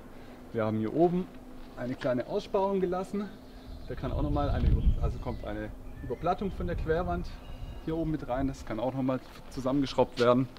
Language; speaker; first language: German; native; German